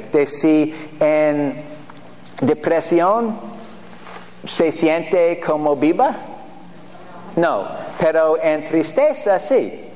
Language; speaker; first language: Spanish; non-native, fluent; English